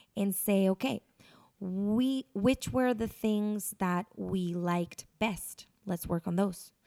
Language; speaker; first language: English; non-native, fluent; Spanish